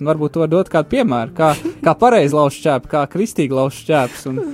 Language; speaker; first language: Latvian; native; Latvian